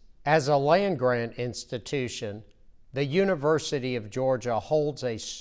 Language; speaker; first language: English; native; English